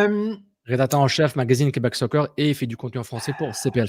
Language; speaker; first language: French; native; French